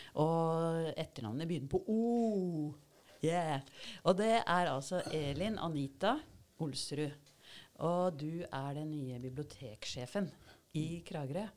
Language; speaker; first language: Norwegian; native; Norwegian